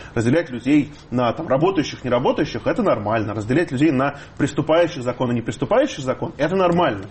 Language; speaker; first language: Russian; native; Russian